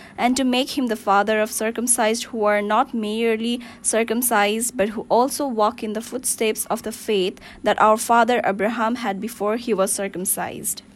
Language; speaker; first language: English; non-native, local second language; Nepali